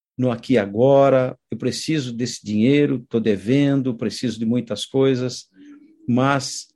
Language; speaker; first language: Portuguese; native; Portuguese